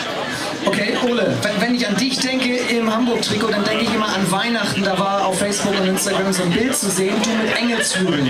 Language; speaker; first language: German; native; German